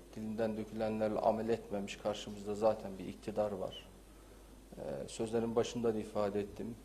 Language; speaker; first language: Turkish; native; Turkish